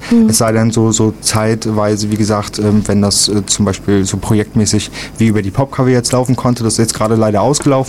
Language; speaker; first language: German; native; German